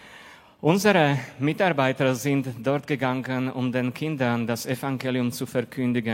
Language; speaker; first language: German; non-native, fluent; Slovak